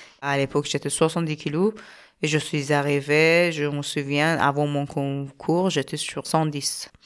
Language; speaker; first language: French; non-native, learner; Persian